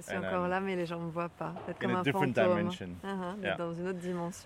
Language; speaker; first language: French; non-native, learner; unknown